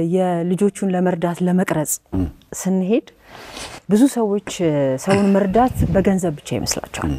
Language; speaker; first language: Amharic; native; Amharic